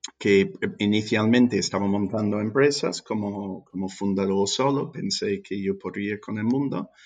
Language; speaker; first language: Spanish; non-native, fluent; English